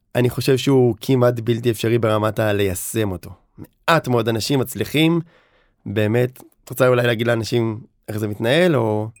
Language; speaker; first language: Hebrew; native; Hebrew